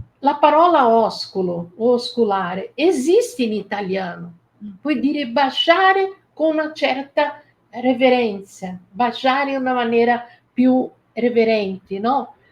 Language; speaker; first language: Italian; non-native, fluent; Portuguese